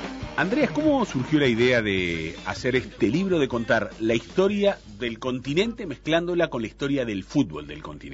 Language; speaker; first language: Spanish; native; Spanish